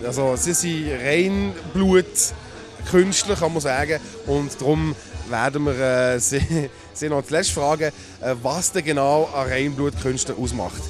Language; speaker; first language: German; native; German